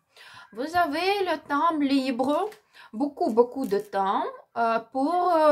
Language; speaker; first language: French; non-native, learner; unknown